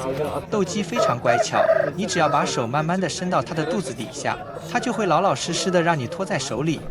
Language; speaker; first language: Chinese; native; Chinese